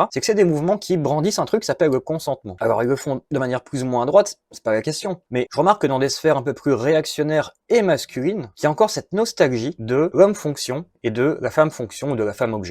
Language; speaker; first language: French; native; French